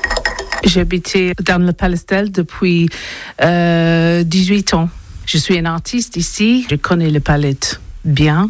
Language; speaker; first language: French; non-native, learner; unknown